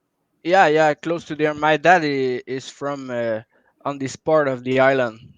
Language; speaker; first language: English; non-native, local second language; French